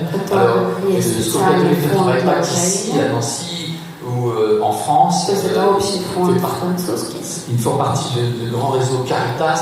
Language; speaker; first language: French; native; French